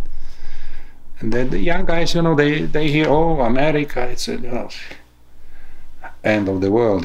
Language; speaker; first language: English; non-native, fluent; Ukrainian